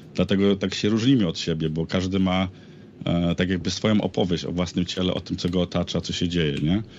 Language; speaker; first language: Polish; native; Polish